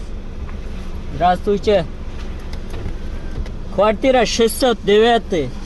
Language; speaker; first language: Russian; non-native, local second language; Kyrgyz